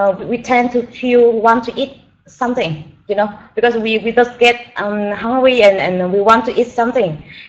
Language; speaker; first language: English; non-native, learner; Vietnamese